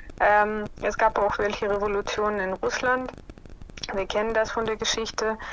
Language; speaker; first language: German; non-native, fluent; Russian